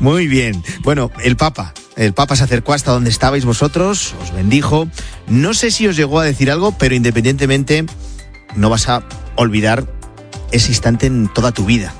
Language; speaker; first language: Spanish; native; Spanish